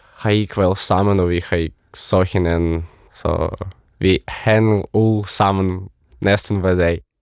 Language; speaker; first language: Danish; non-native, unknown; Ukrainian